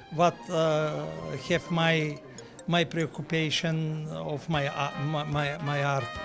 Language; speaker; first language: English; non-native, learner; Macedonian